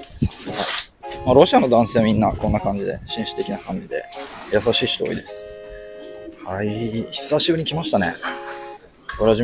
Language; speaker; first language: Japanese; native; Japanese